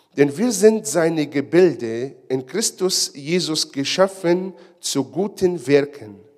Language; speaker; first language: German; non-native, fluent; Hebrew